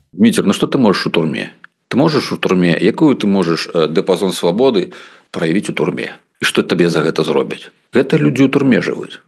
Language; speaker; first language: Belarusian; non-native, local second language; Russian